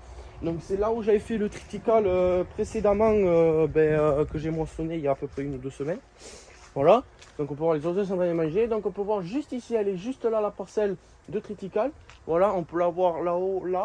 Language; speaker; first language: French; native; French